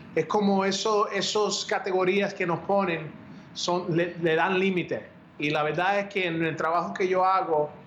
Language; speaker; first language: Spanish; early bilingual, heritage; Spanish